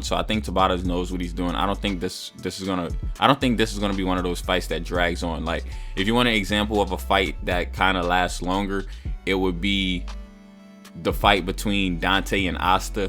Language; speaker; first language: English; native; English